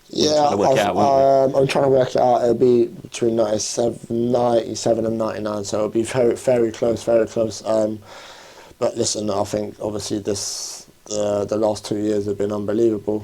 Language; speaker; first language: English; native; English